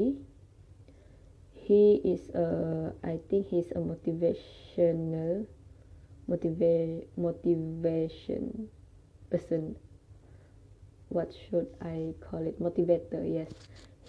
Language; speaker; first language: English; non-native, local second language; Malay